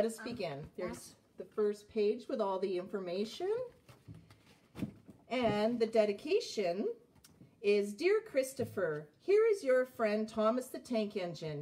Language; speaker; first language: English; native; English